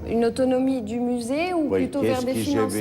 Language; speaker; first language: French; native; French